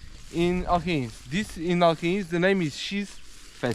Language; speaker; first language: English; non-native, learner; Portuguese